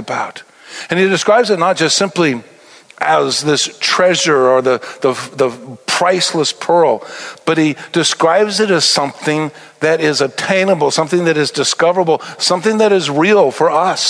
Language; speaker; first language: English; native; English